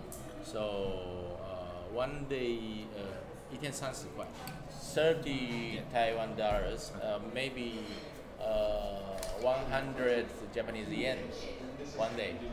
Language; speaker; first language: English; non-native, learner; Japanese